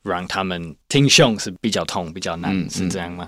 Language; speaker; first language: Chinese; non-native, learner; English